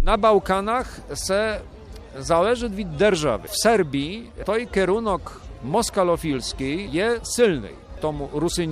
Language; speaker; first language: Ukrainian; early bilingual, heritage; Rusyn